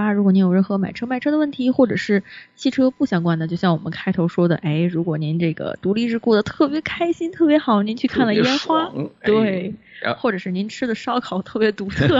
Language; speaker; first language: Chinese; native; Chinese